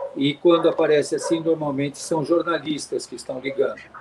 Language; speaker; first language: Portuguese; native; Portuguese